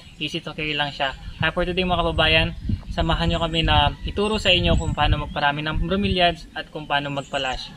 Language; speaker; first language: Filipino; non-native, local second language; Pampanga